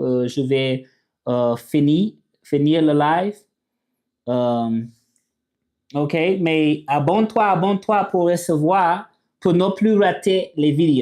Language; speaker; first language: French; non-native, learner; English